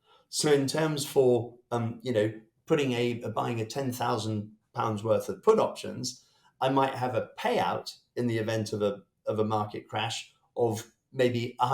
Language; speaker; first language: English; native; English